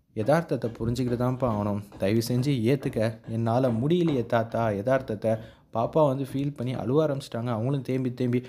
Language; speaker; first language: Tamil; native; Tamil